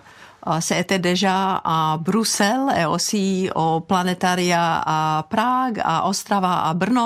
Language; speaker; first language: French; non-native, fluent; Czech